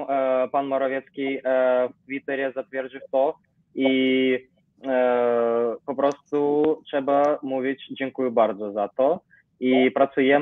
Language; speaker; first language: Polish; non-native, learner; Ukrainian